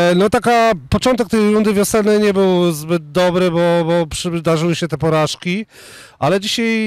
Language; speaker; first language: Polish; native; Polish